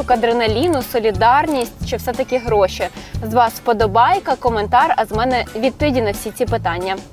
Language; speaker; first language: Ukrainian; native; Ukrainian